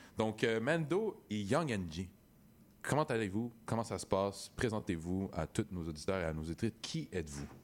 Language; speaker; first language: French; native; French